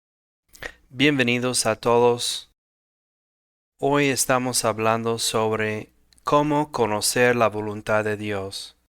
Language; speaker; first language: Spanish; non-native, fluent; English